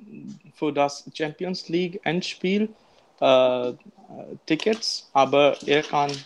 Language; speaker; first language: German; non-native, learner; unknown